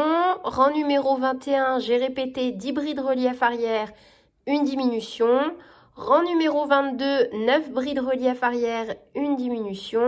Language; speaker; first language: French; native; French